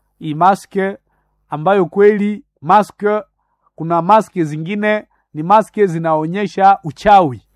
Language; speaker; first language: Swahili; non-native, local second language; Nande